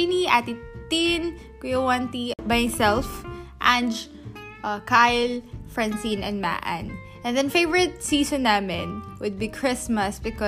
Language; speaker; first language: English; non-native, local second language; Bikol